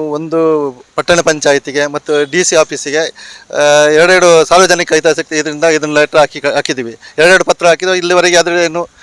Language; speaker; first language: Kannada; native; Kannada